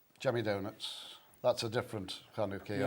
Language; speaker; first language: English; native; English